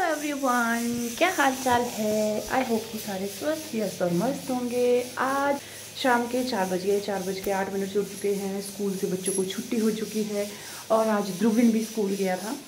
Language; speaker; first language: Hindi; non-native, local second language; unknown